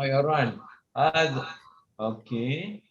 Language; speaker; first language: Arabic; non-native, learner; Malay